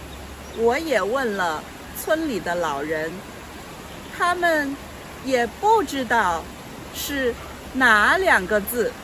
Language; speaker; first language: Chinese; non-native, local second language; Yao